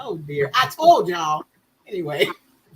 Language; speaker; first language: English; native; English